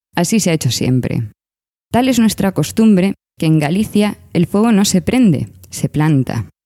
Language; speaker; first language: Spanish; native; Spanish